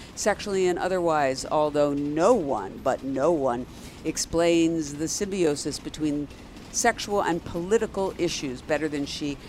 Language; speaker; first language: English; native; English